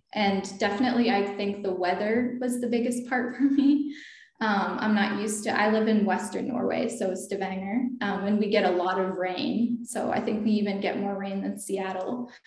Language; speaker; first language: English; native; English